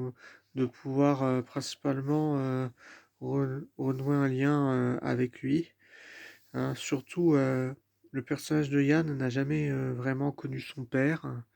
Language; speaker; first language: French; native; French